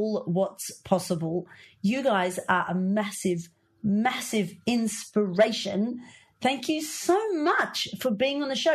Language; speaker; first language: English; native; English